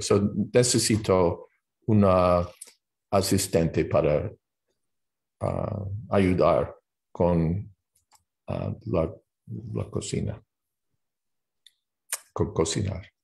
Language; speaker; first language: Spanish; non-native, fluent; English